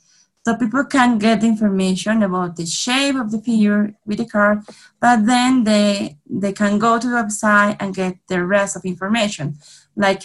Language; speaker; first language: English; non-native, fluent; Spanish